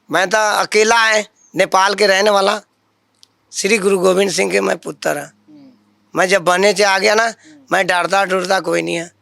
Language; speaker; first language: Hindi; non-native, local second language; Punjabi